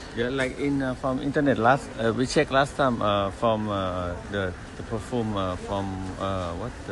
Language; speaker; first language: English; non-native, learner; Swedish